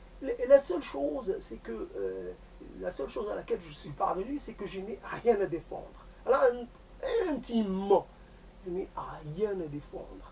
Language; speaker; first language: French; native; French